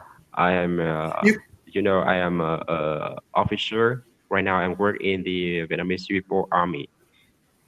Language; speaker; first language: English; non-native, learner; Vietnamese